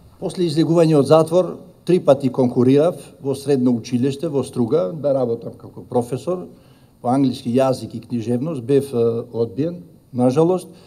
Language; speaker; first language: Macedonian; non-native, local second language; Albanian